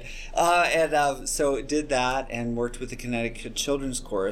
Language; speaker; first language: English; native; English